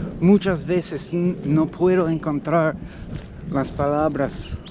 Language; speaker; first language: Spanish; non-native, learner; English